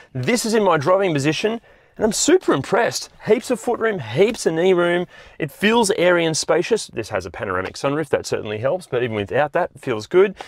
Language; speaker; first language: English; native; English